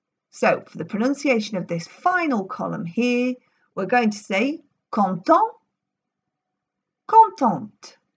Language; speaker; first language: English; native; English